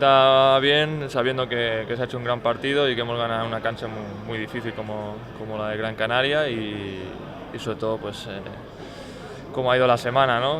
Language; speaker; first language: Spanish; native; Spanish